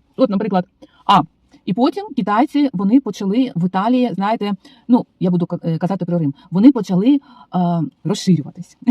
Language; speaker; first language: Ukrainian; non-native, local second language; Russian